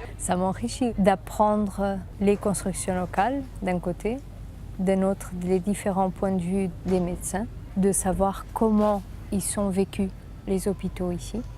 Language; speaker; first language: French; non-native, fluent; Portuguese